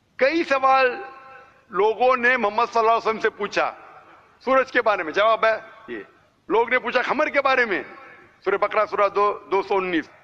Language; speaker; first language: Hindi; non-native, local second language; Konkani